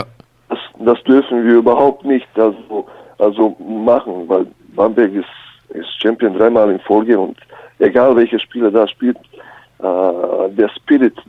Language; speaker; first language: German; early bilingual, other home language; Bosnian